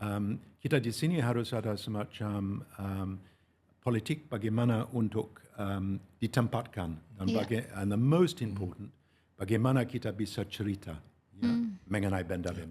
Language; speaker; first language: Indonesian; non-native, fluent; English